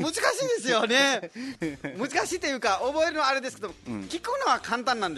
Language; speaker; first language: Japanese; non-native, fluent; Nepali